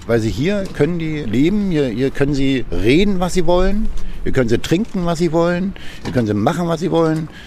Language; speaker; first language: German; native; German